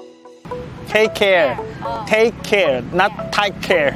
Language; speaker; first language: Korean; native; Korean